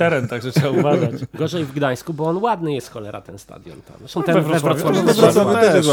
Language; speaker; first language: Polish; native; Polish